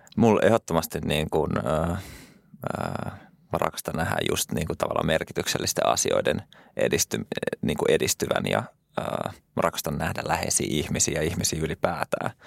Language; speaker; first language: Finnish; early bilingual, other home language; French